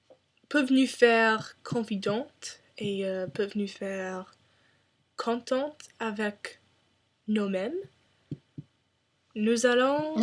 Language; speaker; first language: French; non-native, learner; English